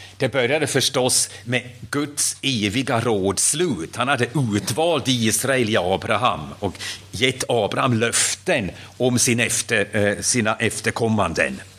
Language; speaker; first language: Swedish; non-native, fluent; German